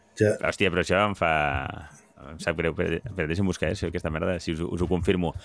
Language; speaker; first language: Catalan; native; Catalan